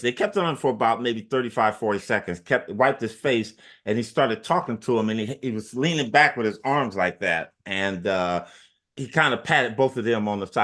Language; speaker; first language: English; native; English